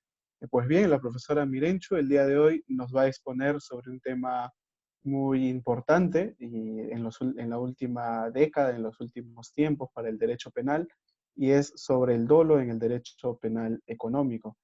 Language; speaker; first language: Spanish; native; Spanish